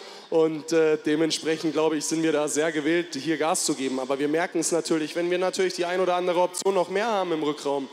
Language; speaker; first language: German; native; German